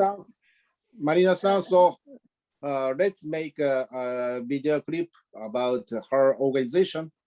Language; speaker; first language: English; non-native, learner; Japanese